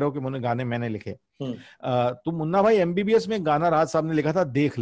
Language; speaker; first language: Hindi; native; Hindi